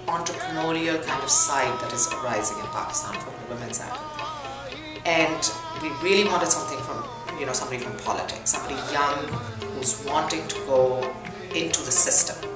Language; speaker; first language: English; non-native, local second language; Urdu